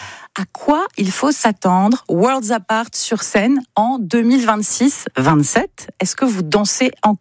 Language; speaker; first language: French; native; French